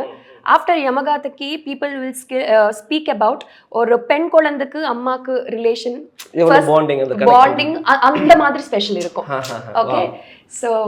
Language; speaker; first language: Tamil; non-native, learner; Telugu